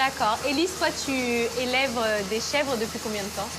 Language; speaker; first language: French; native; French